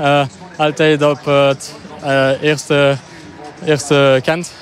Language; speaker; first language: Dutch; non-native, local second language; French